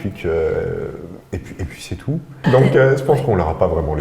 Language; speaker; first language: French; native; French